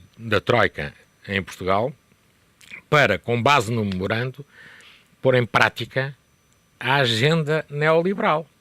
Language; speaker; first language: Portuguese; native; Portuguese